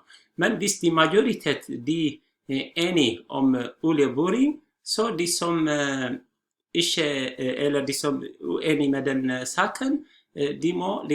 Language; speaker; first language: Norwegian; non-native, learner; Tigrinya